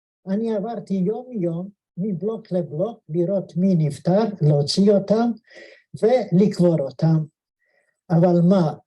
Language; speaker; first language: Hebrew; non-native, fluent; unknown